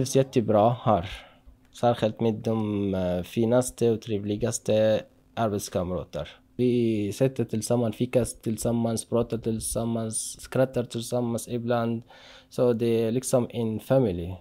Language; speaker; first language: Swedish; non-native, local second language; Arabic